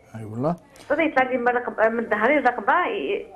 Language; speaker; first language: Arabic; native; Arabic